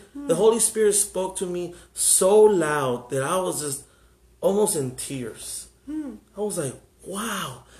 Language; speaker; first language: English; early bilingual, other home language; Spanish